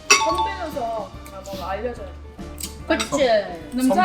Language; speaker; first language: Korean; non-native, fluent; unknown